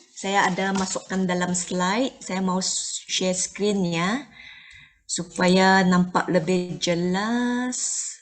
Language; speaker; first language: Malay; non-native, local second language; Chinese